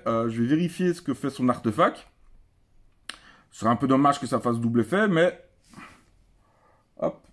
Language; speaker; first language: French; native; French